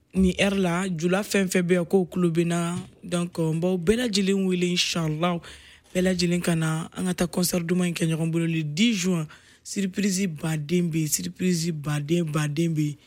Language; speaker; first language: French; non-native, local second language; Bambara